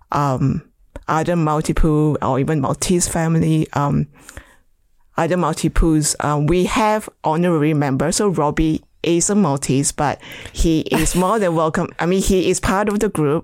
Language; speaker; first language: English; non-native, local second language; Chinese